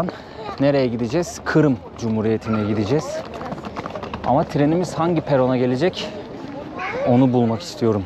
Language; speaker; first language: Turkish; native; Turkish